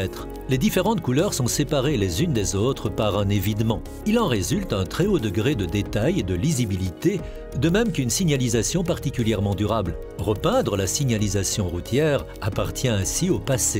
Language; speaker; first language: French; native; French